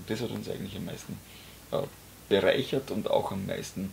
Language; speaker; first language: German; native; German